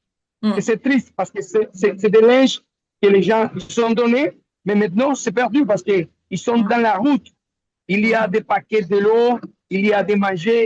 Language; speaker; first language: French; non-native, learner; Spanish